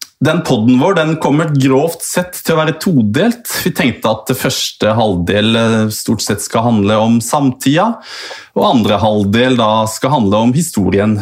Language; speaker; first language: Norwegian; native; Norwegian